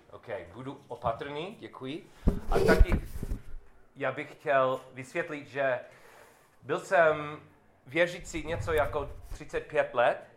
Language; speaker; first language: Czech; non-native, learner; English